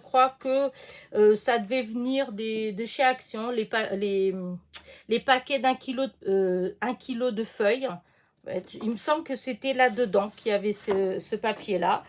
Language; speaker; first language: French; native; French